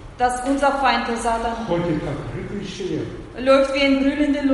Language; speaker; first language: German; non-native, fluent; Russian